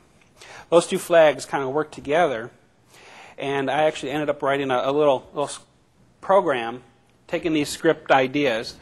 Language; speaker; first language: English; native; English